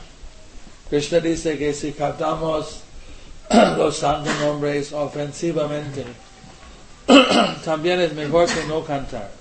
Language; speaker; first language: Spanish; non-native, learner; English